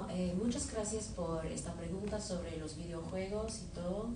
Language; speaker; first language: Spanish; non-native, fluent; English